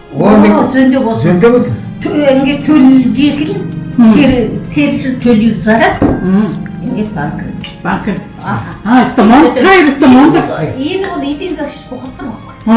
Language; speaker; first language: Mongolian; non-native, local second language; Kazakh